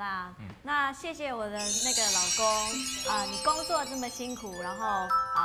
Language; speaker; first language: Chinese; native; Chinese